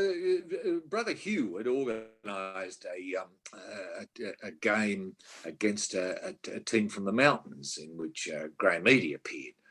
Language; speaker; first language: English; native; English